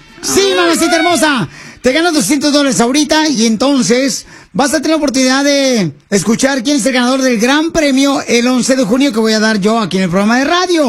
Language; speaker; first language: Spanish; native; Spanish